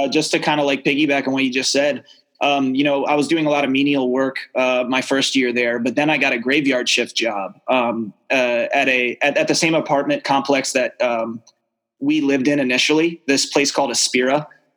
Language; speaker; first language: English; native; English